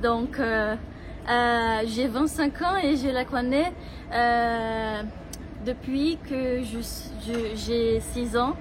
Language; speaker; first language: French; non-native, learner; Portuguese